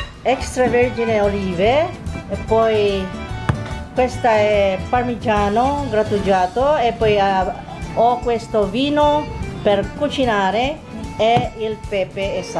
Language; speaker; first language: Italian; non-native, local second language; Filipino